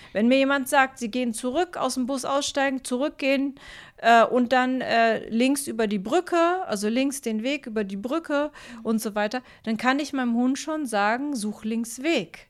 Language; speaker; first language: German; native; German